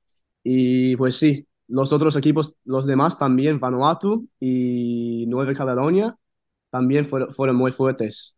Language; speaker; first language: Spanish; non-native, fluent; English